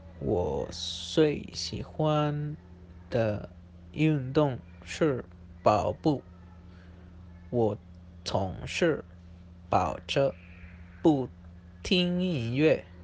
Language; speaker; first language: Chinese; non-native, learner; Spanish